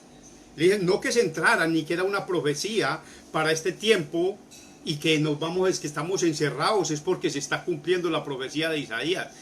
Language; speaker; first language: Spanish; native; Spanish